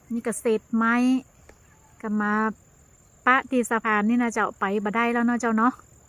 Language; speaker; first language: Thai; native; Thai